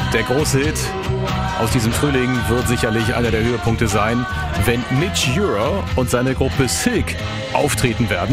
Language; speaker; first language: German; native; German